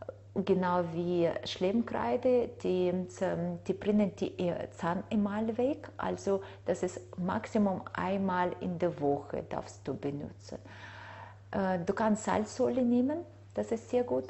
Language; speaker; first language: German; non-native, fluent; Russian